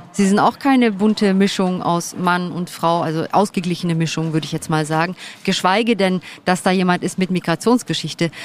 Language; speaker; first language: German; early bilingual, other home language; Turkish